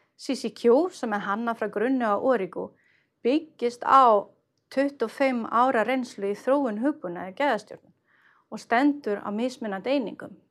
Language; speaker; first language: Icelandic; non-native, fluent; Swedish